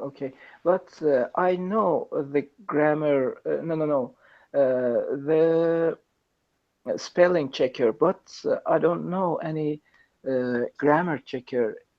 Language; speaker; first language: English; non-native, learner; Persian